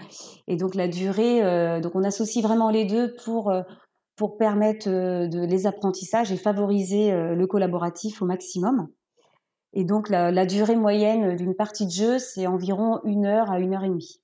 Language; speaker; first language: French; native; French